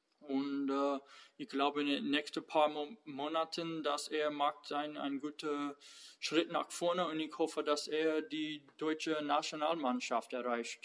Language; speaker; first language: German; non-native, fluent; English